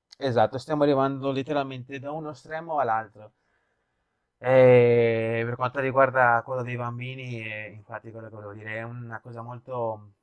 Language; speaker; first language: Italian; non-native, fluent; Spanish